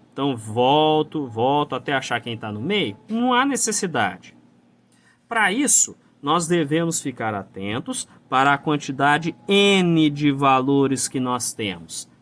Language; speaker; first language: Portuguese; native; Portuguese